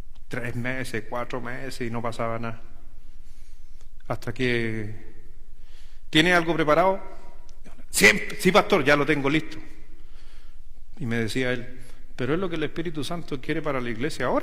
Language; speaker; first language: Spanish; native; Spanish